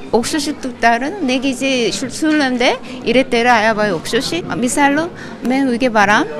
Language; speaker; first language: Kyrgyz; non-native, learner; Korean